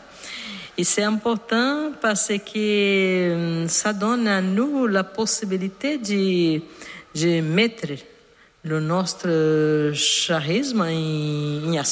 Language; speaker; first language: French; non-native, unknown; Portuguese